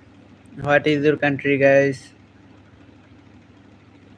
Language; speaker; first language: English; non-native, learner; Bangla